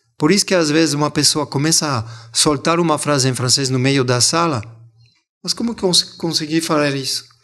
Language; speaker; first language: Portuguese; non-native, fluent; French